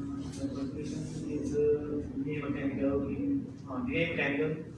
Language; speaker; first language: English; non-native, learner; Urdu